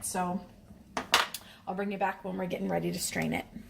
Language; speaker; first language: English; native; English